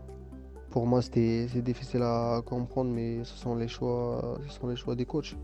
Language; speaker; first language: French; non-native, local second language; Arabic